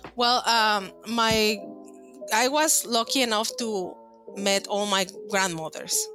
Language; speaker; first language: English; non-native, fluent; Spanish